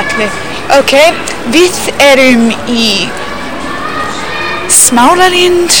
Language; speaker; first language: Icelandic; non-native, learner; English